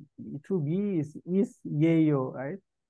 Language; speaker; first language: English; non-native, learner; Korean